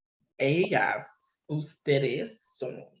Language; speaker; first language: Spanish; non-native, learner; English